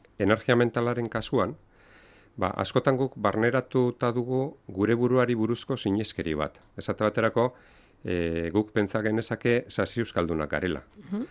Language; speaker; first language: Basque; non-native, local second language; Spanish